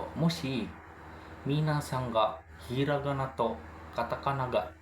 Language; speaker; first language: Japanese; non-native, learner; Indonesian